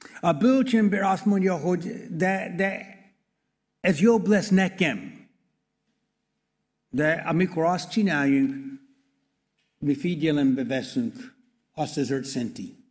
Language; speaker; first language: Hungarian; non-native, learner; English